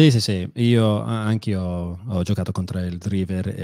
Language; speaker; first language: Italian; non-native, fluent; English